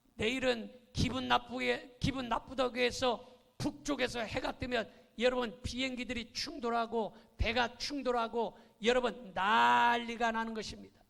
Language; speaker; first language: Korean; native; Korean